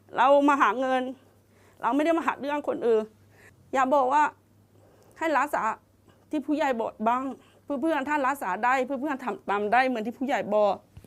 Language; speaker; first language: Thai; non-native, fluent; Burmese